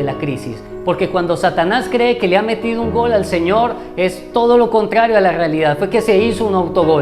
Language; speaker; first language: Spanish; native; Spanish